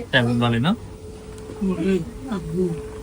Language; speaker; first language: English; non-native, learner; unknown